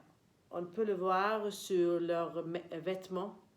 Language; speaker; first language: French; non-native, learner; Swedish